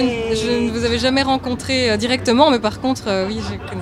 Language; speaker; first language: French; native; French